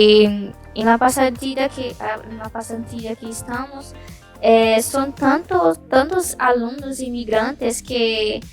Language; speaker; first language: Spanish; non-native, learner; Portuguese